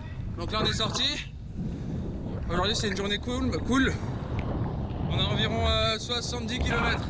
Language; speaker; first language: French; native; French